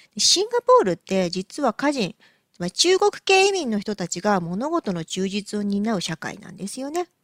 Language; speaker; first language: Japanese; native; Japanese